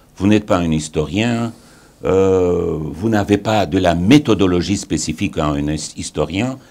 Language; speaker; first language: French; non-native, fluent; Romanian